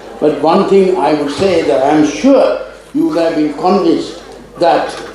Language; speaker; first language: English; non-native, local second language; Tamil